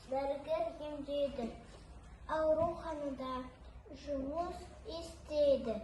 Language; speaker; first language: Kazakh; non-native, learner; Russian